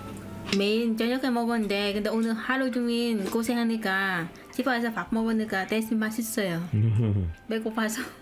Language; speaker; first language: Korean; non-native, learner; Vietnamese